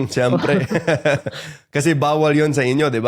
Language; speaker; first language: Filipino; non-native, fluent; English